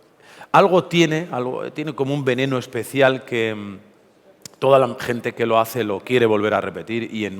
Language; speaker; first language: Spanish; native; Spanish